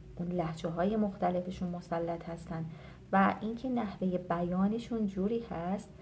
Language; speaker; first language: Persian; native; Persian